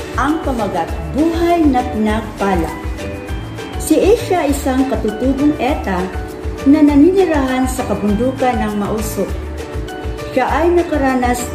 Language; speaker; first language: Filipino; non-native, local second language; Cebuano